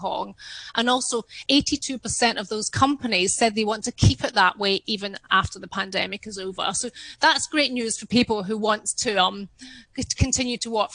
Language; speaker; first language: English; native; English